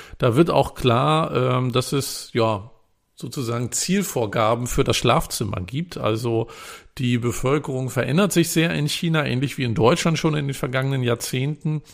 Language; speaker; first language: German; native; German